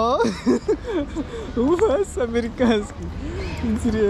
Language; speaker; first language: Russian; non-native, fluent; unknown